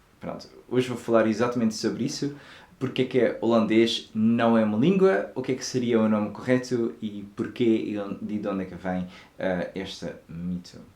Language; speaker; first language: Portuguese; non-native, fluent; Dutch